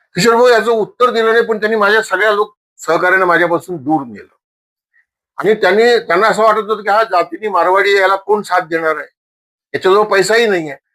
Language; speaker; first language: Marathi; non-native, local second language; Marwari